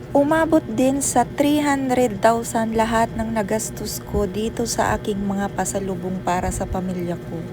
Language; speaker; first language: Filipino; non-native, local second language; Waray